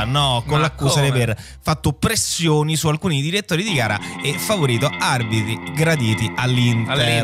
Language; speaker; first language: Italian; native; Italian